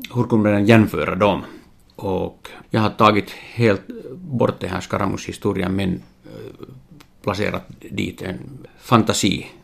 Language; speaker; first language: Swedish; non-native, local second language; Finnish